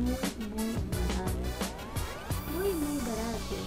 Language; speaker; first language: Spanish; non-native, learner; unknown